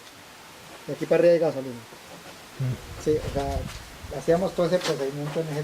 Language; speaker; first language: Spanish; native; Spanish